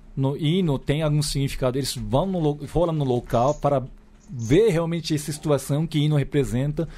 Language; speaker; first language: Portuguese; non-native, fluent; Japanese